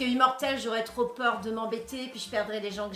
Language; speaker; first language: French; native; French